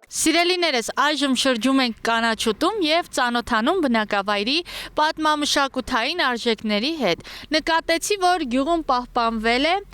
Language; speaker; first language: Armenian; native; Armenian